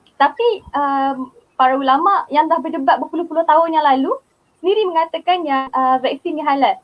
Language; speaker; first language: Malay; native; Malay